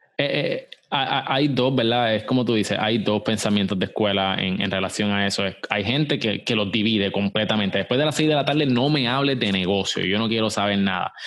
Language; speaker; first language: Spanish; native; Spanish